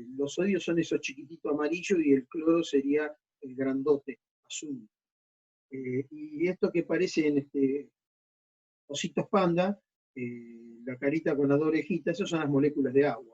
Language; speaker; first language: Spanish; native; Spanish